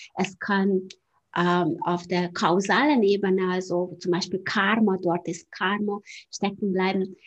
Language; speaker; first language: German; non-native, fluent; Hungarian